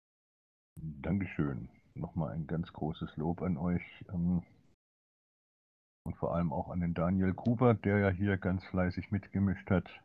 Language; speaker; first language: German; native; German